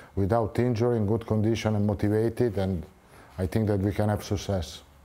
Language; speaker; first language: English; non-native, fluent; Italian